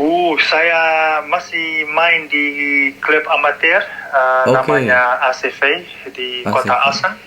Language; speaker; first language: Indonesian; non-native, learner; Dutch